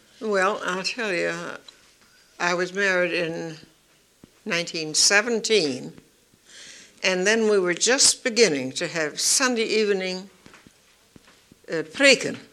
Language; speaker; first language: English; early bilingual, other home language; Dutch